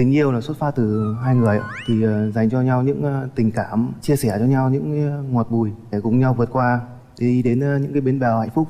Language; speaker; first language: Vietnamese; native; Vietnamese